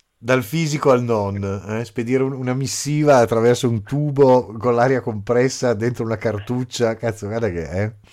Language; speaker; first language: Italian; native; Italian